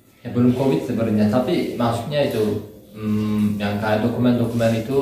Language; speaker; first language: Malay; non-native, learner; Turkish